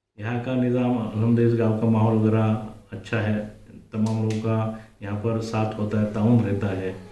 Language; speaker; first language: Urdu; native; Urdu